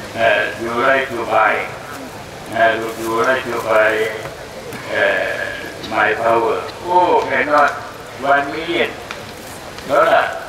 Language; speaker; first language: English; non-native, learner; Thai